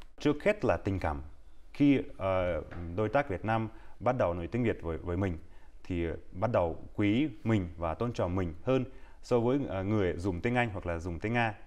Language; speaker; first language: Vietnamese; non-native, fluent; Russian